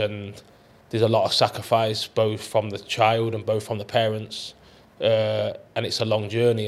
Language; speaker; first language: English; native; English